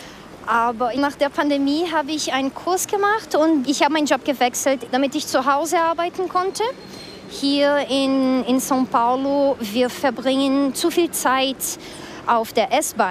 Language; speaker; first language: German; early bilingual, other home language; Portuguese